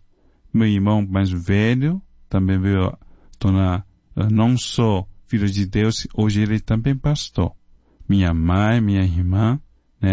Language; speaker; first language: Portuguese; non-native, fluent; Chinese